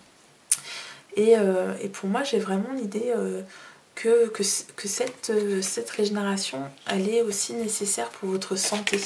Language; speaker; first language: French; native; French